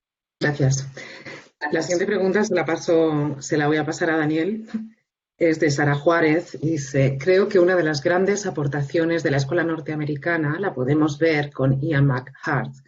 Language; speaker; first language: Spanish; native; Spanish